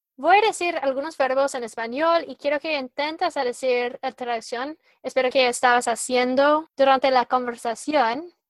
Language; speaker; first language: Spanish; non-native, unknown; English